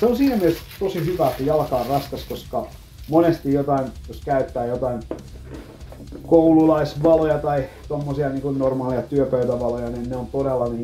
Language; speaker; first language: Finnish; native; Finnish